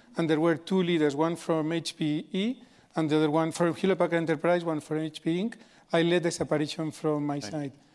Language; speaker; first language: English; non-native, fluent; Spanish